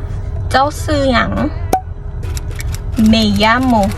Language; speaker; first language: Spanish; non-native, fluent; Lao